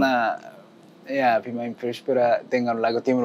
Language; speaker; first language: Indonesian; non-native, learner; Japanese